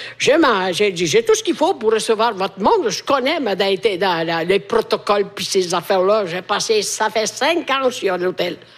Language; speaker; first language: French; non-native, fluent; Italian